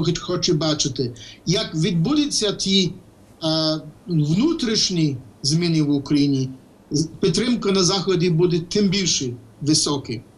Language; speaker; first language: Ukrainian; early bilingual, heritage; English